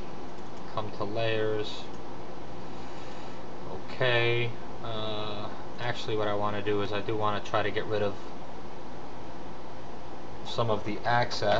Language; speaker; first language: English; native; English